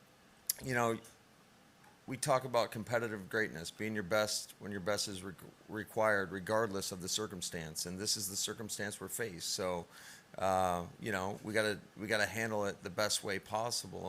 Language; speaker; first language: English; native; English